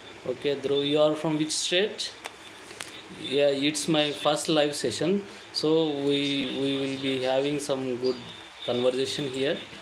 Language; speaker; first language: English; non-native, local second language; Telugu